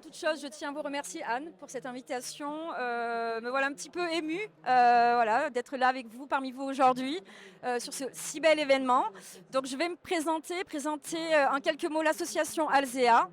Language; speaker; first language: French; native; French